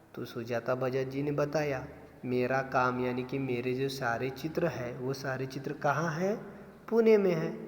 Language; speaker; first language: Hindi; non-native, local second language; Marathi